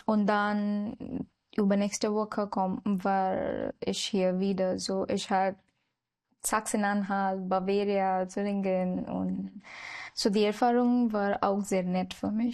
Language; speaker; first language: German; non-native, learner; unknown